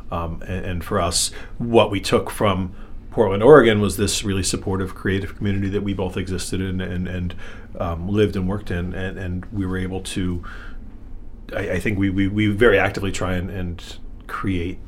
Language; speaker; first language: English; native; English